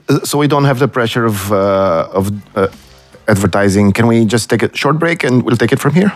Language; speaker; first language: English; non-native, fluent; Romanian